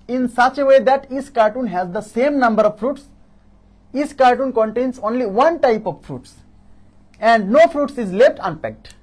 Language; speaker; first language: English; non-native, local second language; Bangla